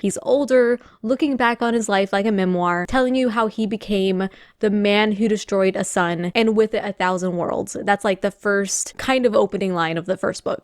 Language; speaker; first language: English; native; English